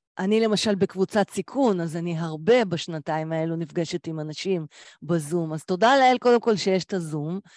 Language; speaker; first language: Hebrew; native; Hebrew